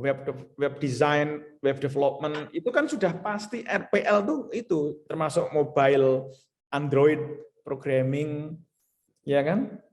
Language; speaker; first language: Indonesian; native; Indonesian